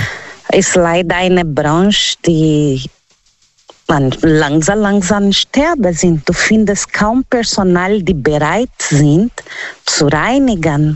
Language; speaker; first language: German; non-native, fluent; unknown